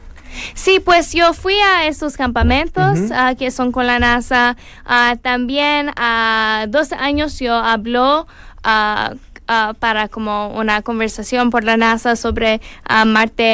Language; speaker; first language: Spanish; non-native, learner; English